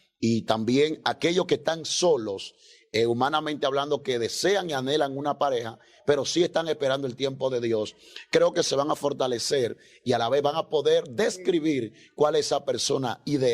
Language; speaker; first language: Spanish; native; Spanish